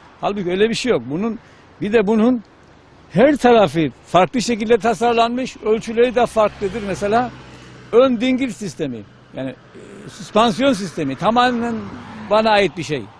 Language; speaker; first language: Turkish; native; Turkish